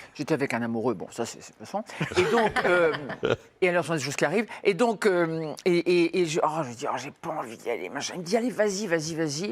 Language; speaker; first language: French; native; French